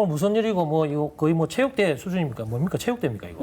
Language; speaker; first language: Korean; native; Korean